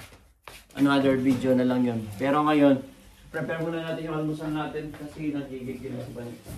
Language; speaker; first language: Filipino; native; Filipino